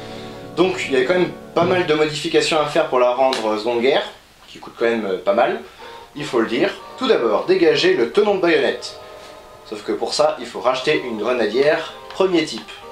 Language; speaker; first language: French; native; French